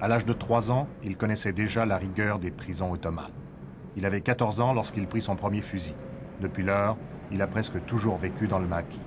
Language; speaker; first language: French; native; French